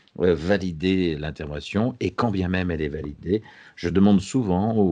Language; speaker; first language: French; native; French